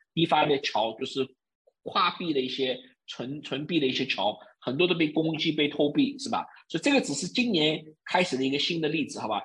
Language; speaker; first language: Chinese; early bilingual, heritage; Chinese